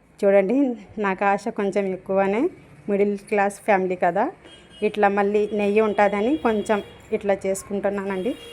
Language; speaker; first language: Telugu; non-native, local second language; Urdu